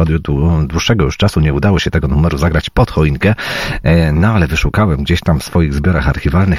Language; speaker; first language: Polish; native; Polish